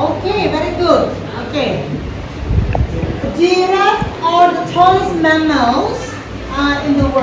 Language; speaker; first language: English; non-native, fluent; Indonesian